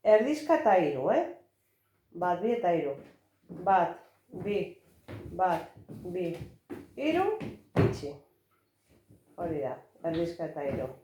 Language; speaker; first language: Basque; non-native, local second language; Spanish